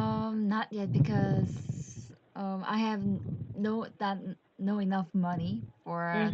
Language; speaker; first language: English; non-native, learner; Korean